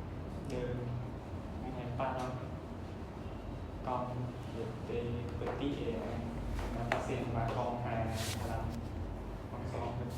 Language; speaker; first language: French; non-native, learner; Khmer